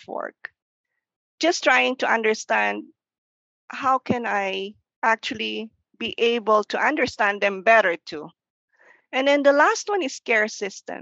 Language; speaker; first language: English; non-native, local second language; Filipino